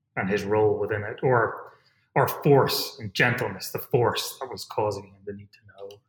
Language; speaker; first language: English; native; English